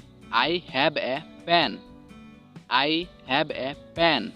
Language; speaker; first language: English; non-native, local second language; Odia